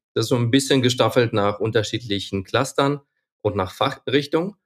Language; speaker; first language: German; non-native, fluent; Ukrainian